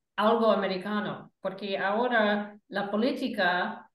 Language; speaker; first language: Spanish; non-native, fluent; English